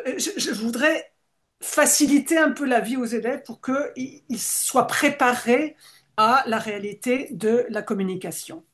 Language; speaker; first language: French; native; French